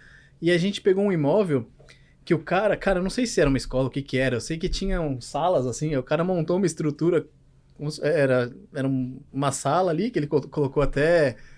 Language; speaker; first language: Portuguese; native; Portuguese